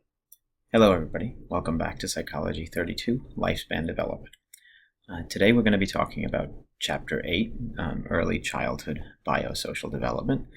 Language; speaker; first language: English; native; English